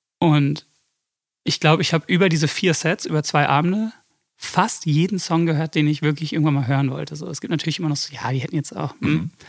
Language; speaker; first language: German; early bilingual, other home language; English